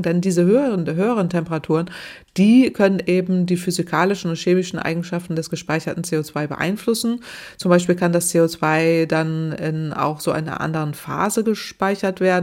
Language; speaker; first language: German; native; German